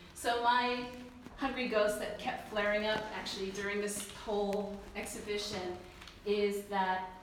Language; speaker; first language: English; early bilingual, other home language; Chinese